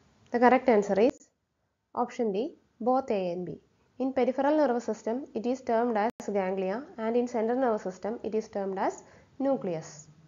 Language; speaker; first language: English; non-native, local second language; Malayalam